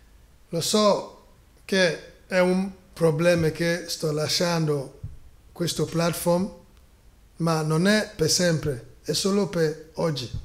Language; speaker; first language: Italian; non-native, fluent; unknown